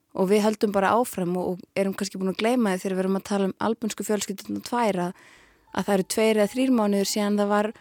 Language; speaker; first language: Icelandic; native; Icelandic